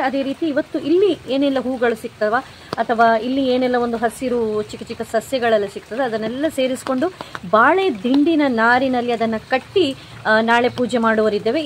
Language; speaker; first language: Kannada; non-native, local second language; Konkani